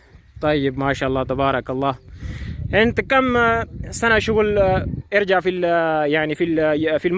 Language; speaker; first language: Arabic; non-native, learner; Urdu